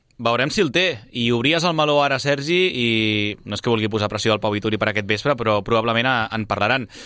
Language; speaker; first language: Catalan; native; Catalan